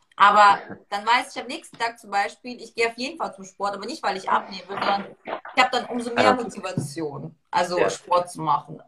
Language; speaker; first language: German; early bilingual, other home language; Russian